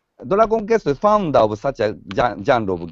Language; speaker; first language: English; non-native, learner; Japanese